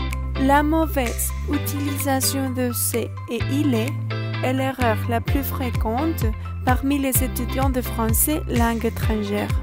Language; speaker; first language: French; non-native, learner; Spanish